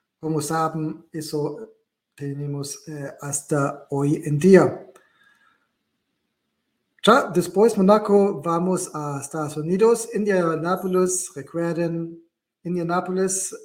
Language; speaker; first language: Spanish; non-native, learner; German